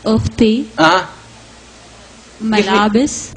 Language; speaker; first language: Arabic; non-native, learner; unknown